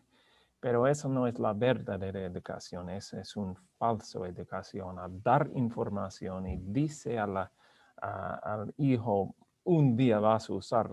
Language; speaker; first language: Spanish; non-native, learner; English